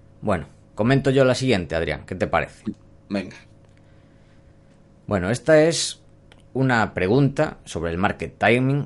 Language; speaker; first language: Spanish; native; Spanish